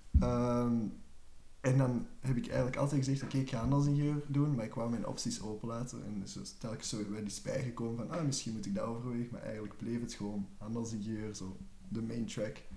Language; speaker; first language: Dutch; native; Dutch